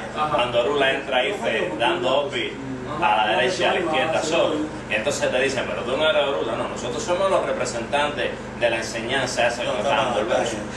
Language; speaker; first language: Spanish; native; Spanish